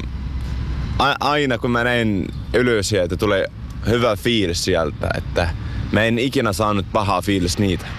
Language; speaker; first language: Finnish; non-native, fluent; Arabic